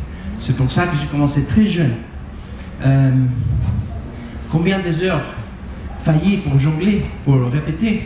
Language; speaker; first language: French; non-native, fluent; Spanish